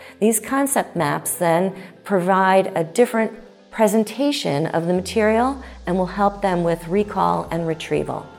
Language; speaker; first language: English; native; English